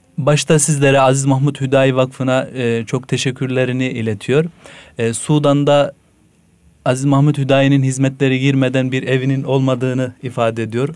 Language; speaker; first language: Turkish; native; Turkish